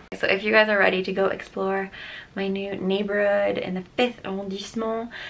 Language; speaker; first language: English; native; English